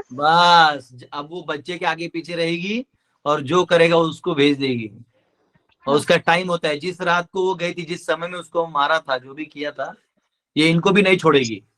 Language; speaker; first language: Hindi; non-native, local second language; Marathi